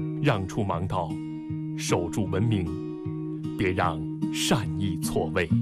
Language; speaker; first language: Chinese; native; Chinese